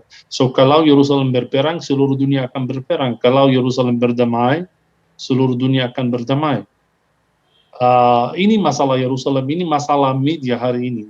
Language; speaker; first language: Indonesian; non-native, fluent; Hebrew